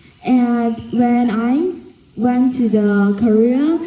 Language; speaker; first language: English; non-native, fluent; Cantonese